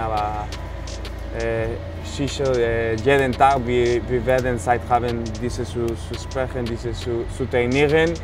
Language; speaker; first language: German; non-native, learner; Spanish